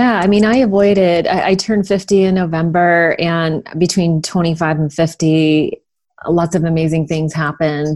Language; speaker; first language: English; native; English